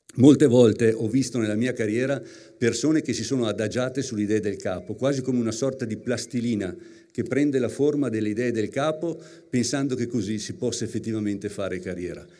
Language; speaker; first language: Italian; native; Italian